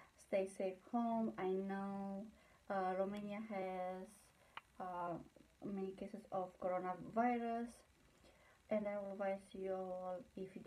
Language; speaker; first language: English; non-native, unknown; Romanian